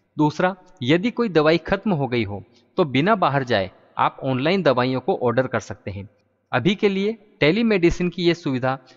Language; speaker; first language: Hindi; native; Hindi